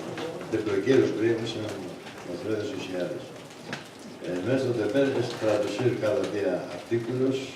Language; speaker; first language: Spanish; non-native, learner; Greek